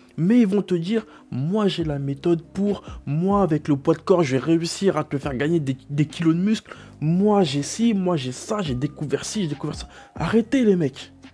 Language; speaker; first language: French; native; French